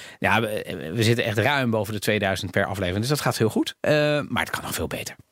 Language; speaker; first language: Dutch; native; Dutch